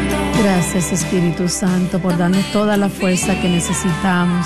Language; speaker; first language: Spanish; native; Spanish